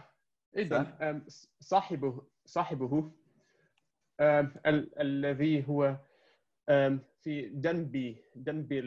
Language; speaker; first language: Arabic; non-native, learner; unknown